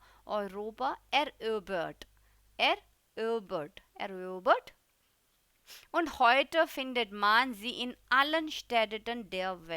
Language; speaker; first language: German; non-native, fluent; Hindi